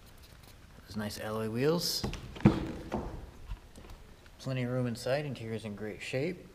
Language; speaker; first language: English; native; English